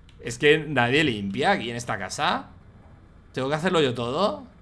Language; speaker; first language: Spanish; native; Spanish